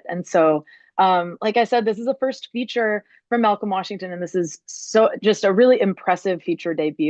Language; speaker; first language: English; native; English